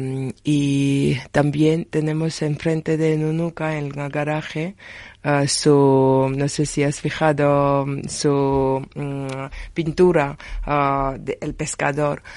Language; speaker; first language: Spanish; non-native, learner; Georgian